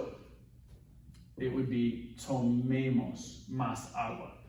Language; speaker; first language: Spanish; non-native, fluent; English